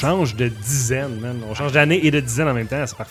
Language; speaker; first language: French; native; French